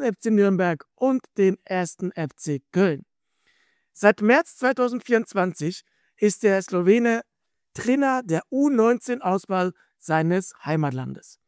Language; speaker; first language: German; native; German